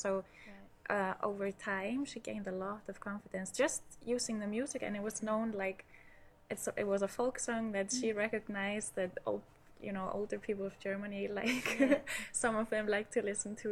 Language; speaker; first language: English; non-native, fluent; Icelandic